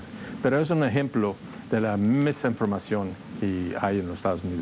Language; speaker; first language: Spanish; non-native, fluent; English